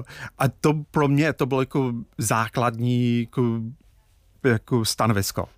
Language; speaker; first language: Czech; non-native, fluent; English